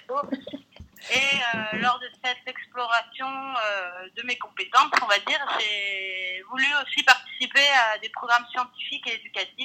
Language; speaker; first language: French; native; French